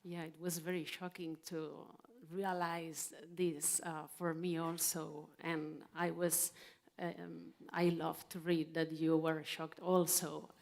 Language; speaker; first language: English; non-native, fluent; Catalan